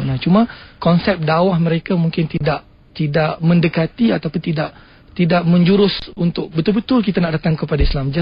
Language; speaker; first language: Malay; non-native, local second language; Tamil